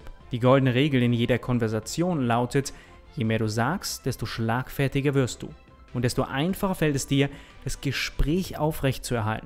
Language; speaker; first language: German; native; German